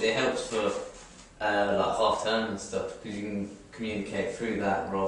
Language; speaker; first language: English; native; English